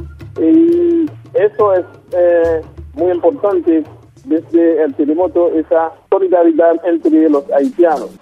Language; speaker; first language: Spanish; non-native, local second language; Haitian Creole